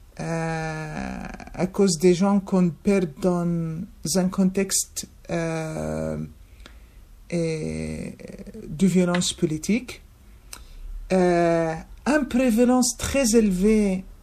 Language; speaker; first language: French; non-native, fluent; Arabic